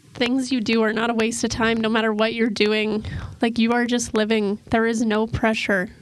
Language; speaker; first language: English; native; English